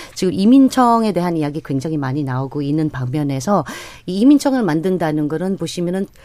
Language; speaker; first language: Korean; non-native, fluent; Filipino